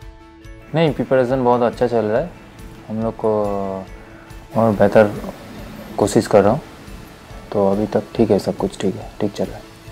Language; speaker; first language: Hindi; non-native, local second language; Bangla